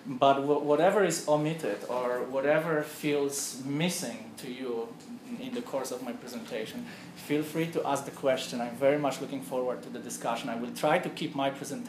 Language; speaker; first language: English; non-native, fluent; Polish